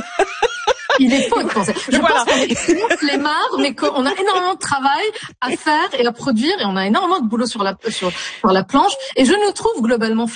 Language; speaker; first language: French; native; French